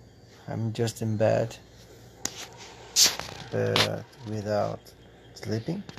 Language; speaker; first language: English; non-native, fluent; Portuguese